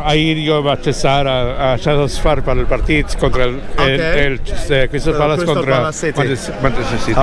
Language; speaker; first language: Catalan; non-native, learner; English